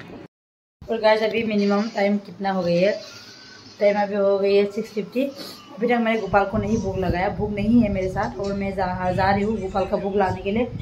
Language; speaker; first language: Hindi; non-native, local second language; Assamese